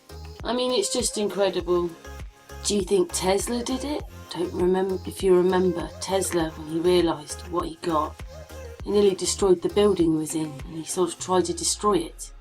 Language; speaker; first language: English; native; English